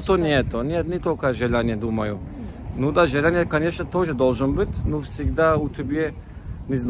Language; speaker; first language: Russian; non-native, learner; Turkish